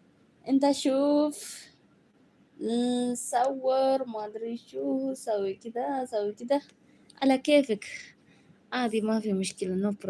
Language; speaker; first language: Arabic; non-native, learner; Oromo